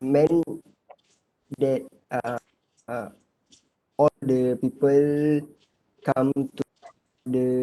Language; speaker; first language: English; non-native, learner; Malay